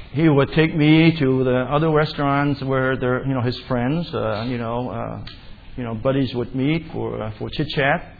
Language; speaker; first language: English; native; English